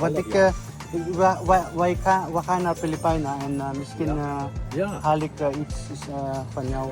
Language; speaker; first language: Dutch; non-native, learner; Filipino